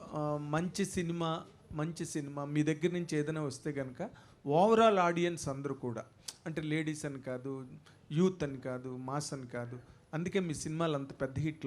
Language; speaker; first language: Telugu; native; Telugu